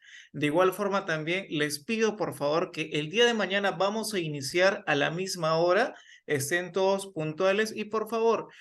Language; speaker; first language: Spanish; native; Spanish